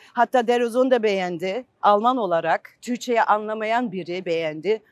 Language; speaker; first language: Turkish; non-native, fluent; Albanian